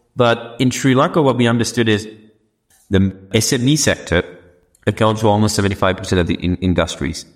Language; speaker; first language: English; non-native, local second language; Sinhala